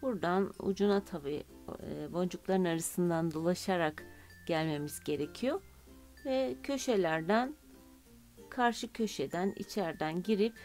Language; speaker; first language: Turkish; native; Turkish